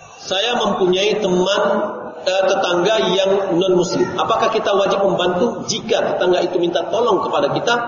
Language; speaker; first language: Indonesian; non-native, local second language; Minangkabau